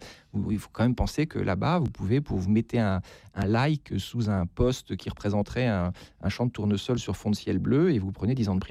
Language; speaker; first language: French; native; French